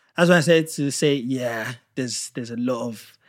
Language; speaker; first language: English; non-native, local second language; Yoruba